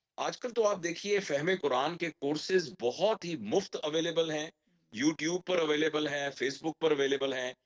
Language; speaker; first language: Urdu; non-native, local second language; Punjabi